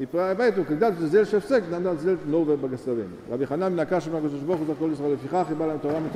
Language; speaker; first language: Russian; non-native, fluent; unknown